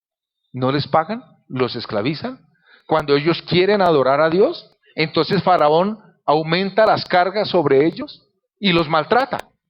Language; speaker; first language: Spanish; native; Spanish